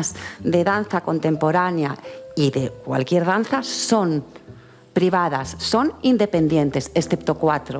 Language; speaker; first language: Spanish; native; Spanish